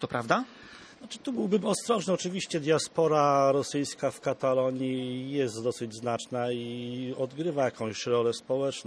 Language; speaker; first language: Polish; native; Polish